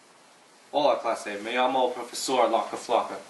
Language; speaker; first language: Spanish; non-native, learner; English